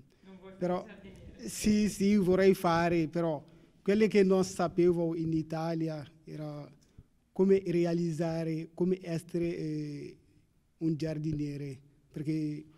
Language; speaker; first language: Italian; non-native, learner; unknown